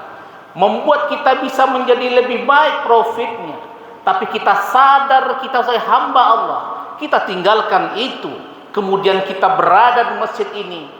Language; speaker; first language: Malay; non-native, local second language; Minangkabau